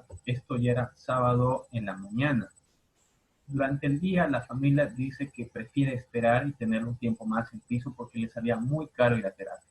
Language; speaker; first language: Spanish; native; Spanish